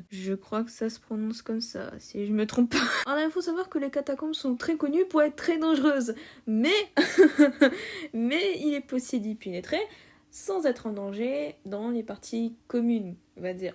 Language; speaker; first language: French; native; French